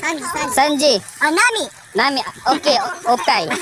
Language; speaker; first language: Japanese; non-native, learner; Cebuano